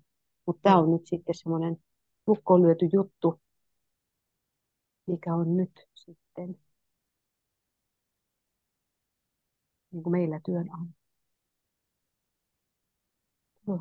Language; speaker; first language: Finnish; native; Finnish